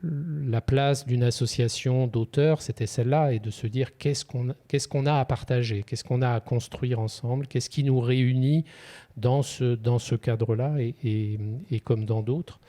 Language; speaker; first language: French; native; French